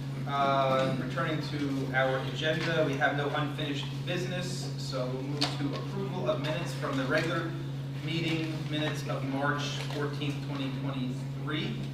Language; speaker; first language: English; native; English